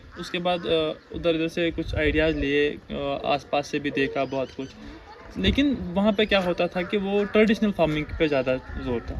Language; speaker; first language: Urdu; non-native, local second language; Kashmiri